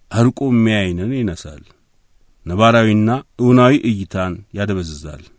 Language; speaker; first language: Amharic; native; Amharic